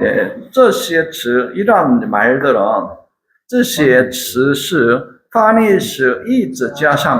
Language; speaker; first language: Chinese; non-native, fluent; Korean